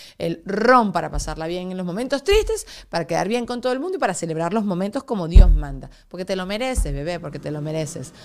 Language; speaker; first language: Spanish; native; Spanish